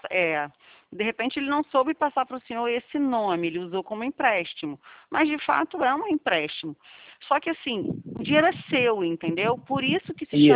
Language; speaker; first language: Portuguese; native; Portuguese